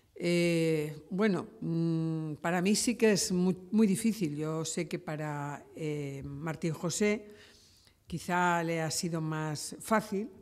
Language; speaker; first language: Spanish; native; Spanish